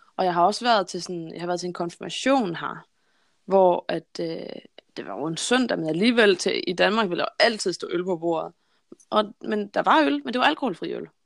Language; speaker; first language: Danish; native; Danish